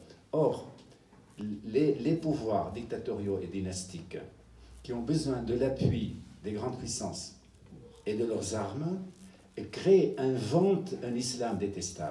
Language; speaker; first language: French; non-native, fluent; Arabic